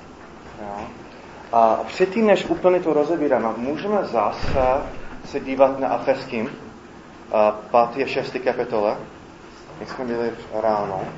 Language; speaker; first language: Czech; non-native, fluent; English